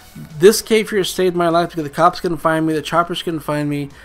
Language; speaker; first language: English; native; English